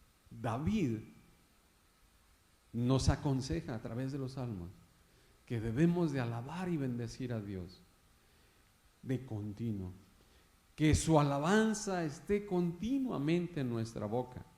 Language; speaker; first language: Spanish; native; Spanish